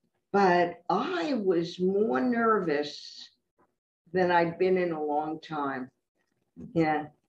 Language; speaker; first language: English; native; English